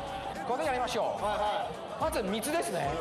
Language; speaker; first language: Japanese; non-native, fluent; Chinese